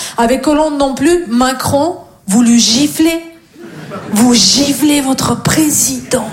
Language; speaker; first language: French; non-native, fluent; Russian